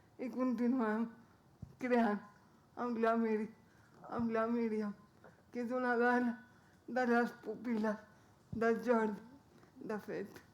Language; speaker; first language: Catalan; non-native, local second language; Spanish